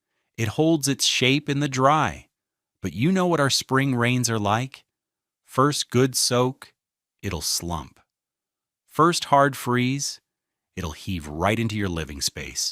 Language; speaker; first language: English; native; English